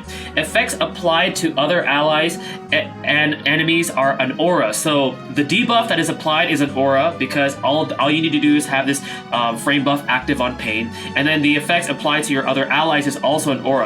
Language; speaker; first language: English; native; English